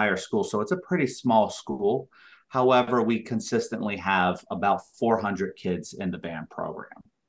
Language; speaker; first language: English; native; English